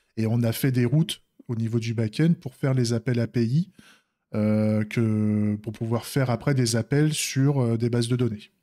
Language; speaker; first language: French; native; French